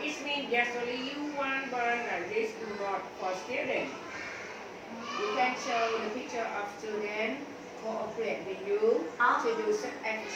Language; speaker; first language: English; non-native, learner; Thai